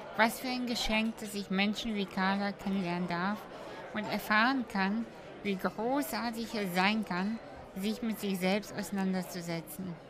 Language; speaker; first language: German; early bilingual, other home language; Russian